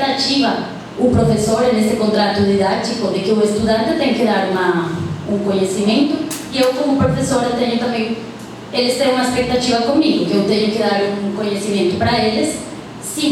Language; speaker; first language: Portuguese; non-native, fluent; Spanish